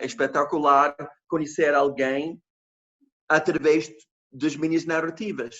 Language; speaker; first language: Portuguese; non-native, fluent; English